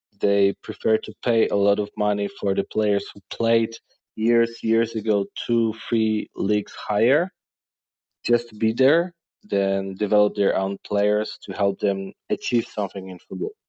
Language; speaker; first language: English; non-native, fluent; Polish